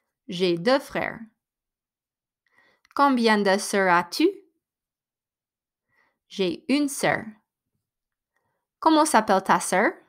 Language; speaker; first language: French; non-native, fluent; English